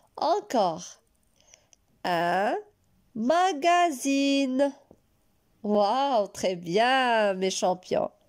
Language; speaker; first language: French; non-native, local second language; Arabic